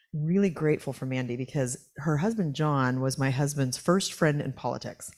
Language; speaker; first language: English; native; English